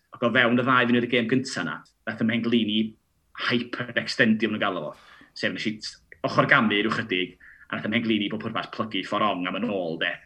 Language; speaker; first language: Welsh; native; Welsh